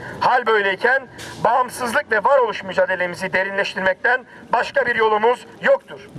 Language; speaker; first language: Turkish; native; Turkish